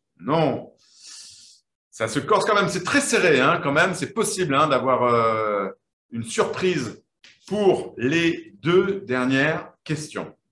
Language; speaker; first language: French; native; French